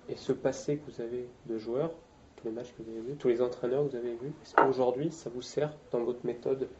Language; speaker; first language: French; native; French